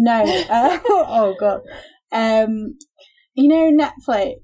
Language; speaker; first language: English; native; English